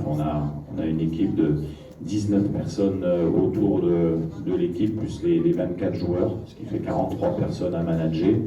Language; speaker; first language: French; native; French